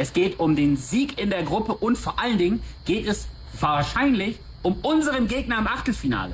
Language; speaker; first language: German; native; German